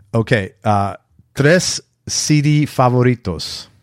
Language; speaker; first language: Spanish; non-native, learner; English